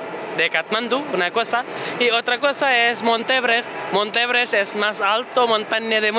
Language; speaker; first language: Spanish; non-native, learner; Nepali